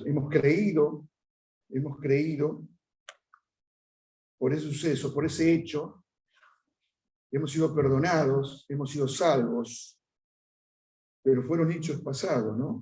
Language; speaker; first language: Spanish; native; Spanish